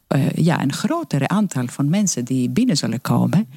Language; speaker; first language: Dutch; non-native, fluent; Greek